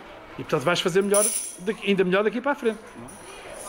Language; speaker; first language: Portuguese; native; Portuguese